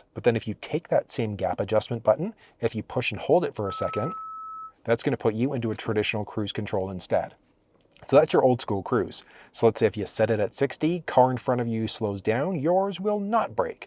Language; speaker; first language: English; native; English